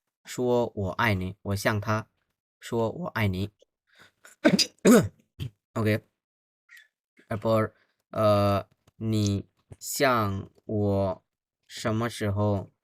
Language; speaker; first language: Chinese; non-native, learner; Bangla